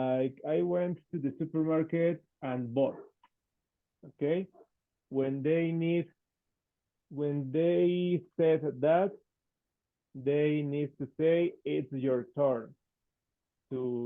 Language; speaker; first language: English; non-native, fluent; Spanish